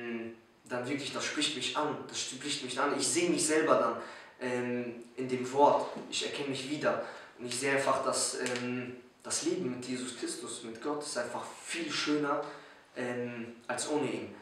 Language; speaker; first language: German; early bilingual, other home language; Polish